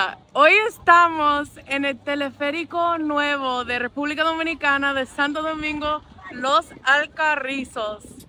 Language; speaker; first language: Spanish; non-native, fluent; English